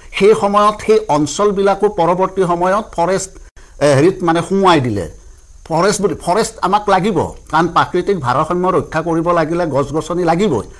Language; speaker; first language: Assamese; native; Assamese